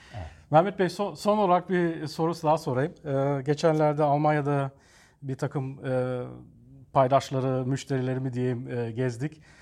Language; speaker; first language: Turkish; early bilingual, heritage; Turkish